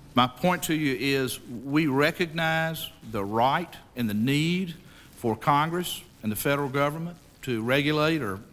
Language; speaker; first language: English; native; English